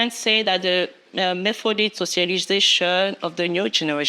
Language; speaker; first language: English; non-native, learner; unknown